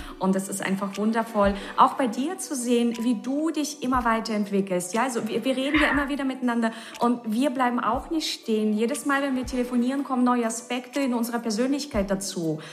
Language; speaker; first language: German; native; German